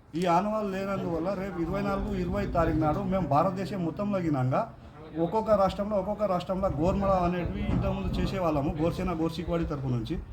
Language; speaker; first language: Telugu; non-native, local second language; Lambadi